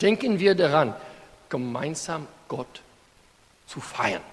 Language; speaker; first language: German; non-native, fluent; English